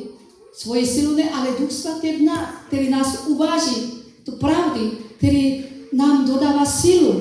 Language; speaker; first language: Czech; non-native, fluent; Korean